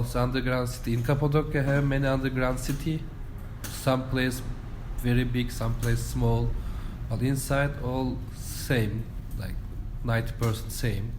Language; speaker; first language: English; non-native, learner; Turkish